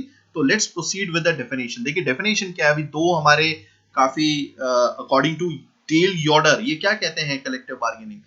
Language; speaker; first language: Hindi; native; Hindi